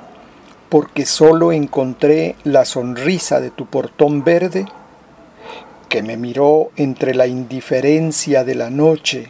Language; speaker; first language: Spanish; native; Spanish